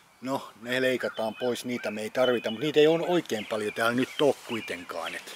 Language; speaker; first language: Finnish; native; Finnish